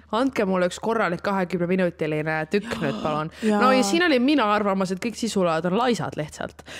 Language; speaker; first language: Estonian; native; Estonian